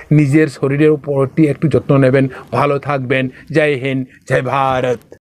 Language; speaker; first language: Bangla; non-native, local second language; Kok Borok